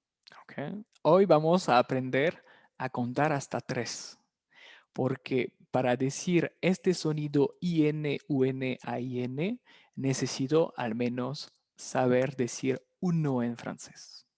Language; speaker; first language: Spanish; non-native, fluent; French